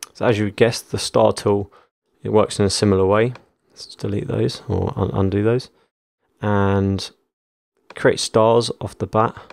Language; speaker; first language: English; native; English